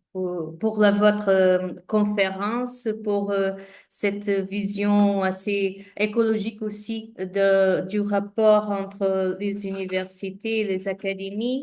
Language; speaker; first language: French; non-native, fluent; Portuguese